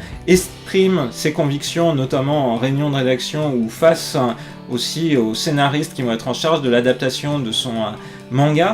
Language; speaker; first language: French; native; French